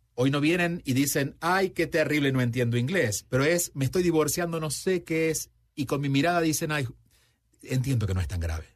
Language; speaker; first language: Spanish; native; Spanish